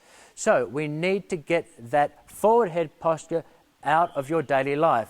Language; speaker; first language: English; native; English